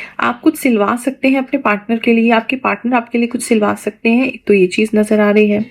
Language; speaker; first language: Hindi; native; Hindi